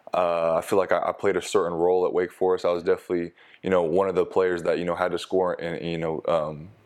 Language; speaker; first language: English; native; English